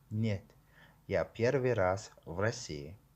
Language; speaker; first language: Russian; non-native, local second language; Tajik